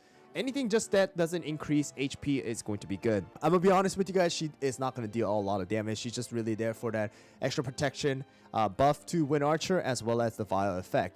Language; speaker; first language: English; native; English